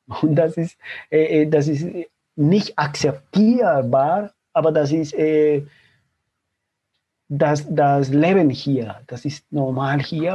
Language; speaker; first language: German; non-native, fluent; Spanish